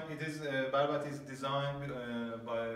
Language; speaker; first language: English; non-native, learner; Persian